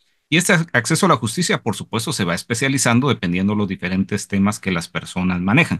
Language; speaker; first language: Spanish; native; Spanish